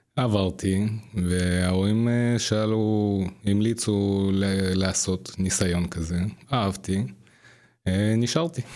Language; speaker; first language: Hebrew; non-native, fluent; Russian